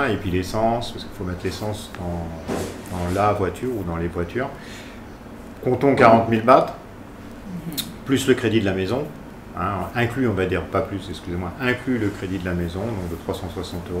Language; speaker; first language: French; native; French